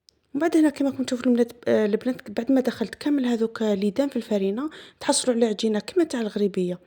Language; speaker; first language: Arabic; native; Arabic